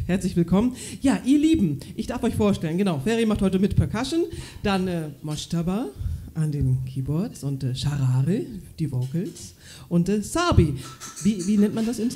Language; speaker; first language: German; native; German